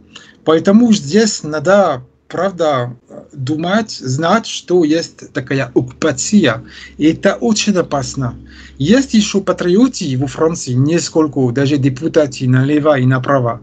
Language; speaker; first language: Russian; non-native, fluent; French